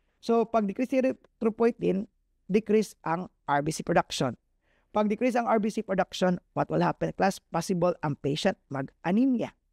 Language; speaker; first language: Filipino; non-native, local second language; Cebuano